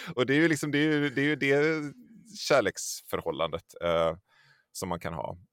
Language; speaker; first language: Swedish; native; Swedish